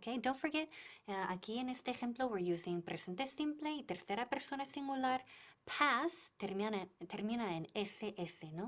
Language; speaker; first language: Spanish; non-native, fluent; English